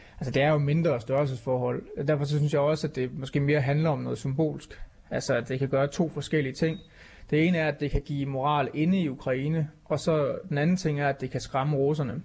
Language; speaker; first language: Danish; native; Danish